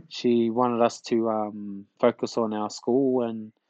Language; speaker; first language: English; early bilingual, other home language; Tongan